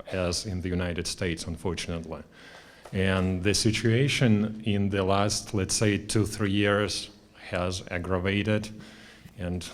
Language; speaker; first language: English; non-native, fluent; Russian